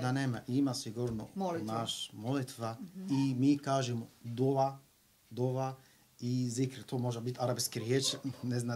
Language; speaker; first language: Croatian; non-native, learner; Arabic